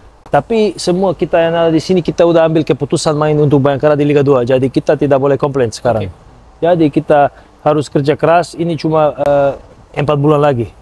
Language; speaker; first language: Indonesian; non-native, fluent; Serbian